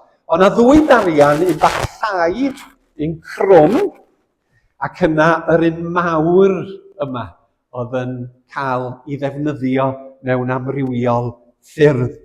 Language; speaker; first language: Welsh; native; Welsh